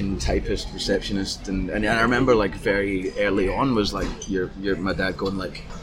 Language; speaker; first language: English; native; English